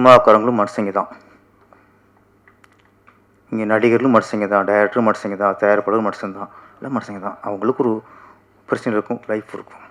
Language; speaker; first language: Tamil; native; Tamil